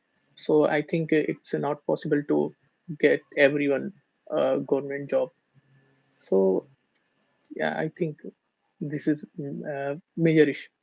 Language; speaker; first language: English; non-native, learner; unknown